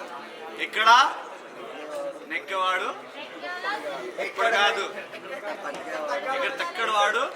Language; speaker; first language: Telugu; non-native, learner; Hindi